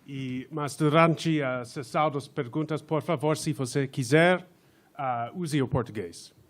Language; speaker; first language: Portuguese; non-native, fluent; English